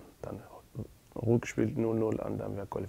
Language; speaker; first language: German; non-native, learner; Persian